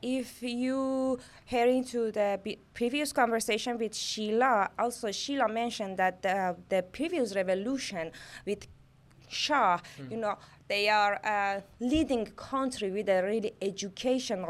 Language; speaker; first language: English; non-native, learner; Persian